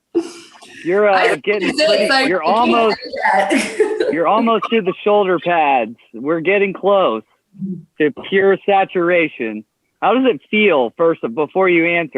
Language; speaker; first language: English; native; English